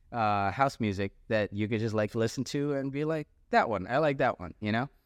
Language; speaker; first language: English; native; English